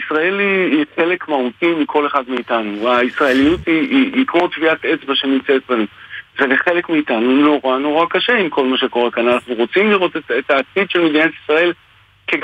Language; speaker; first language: Hebrew; native; Hebrew